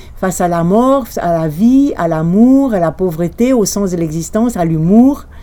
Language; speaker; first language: French; non-native, fluent; Romanian